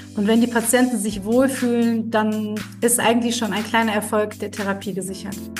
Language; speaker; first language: German; early bilingual, other home language; Turkish